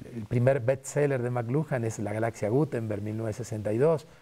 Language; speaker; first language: Spanish; native; Spanish